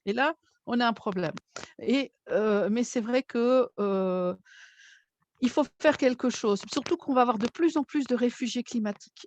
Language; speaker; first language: French; native; French